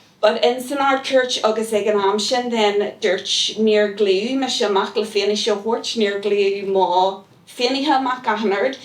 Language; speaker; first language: Irish; non-native, local second language; English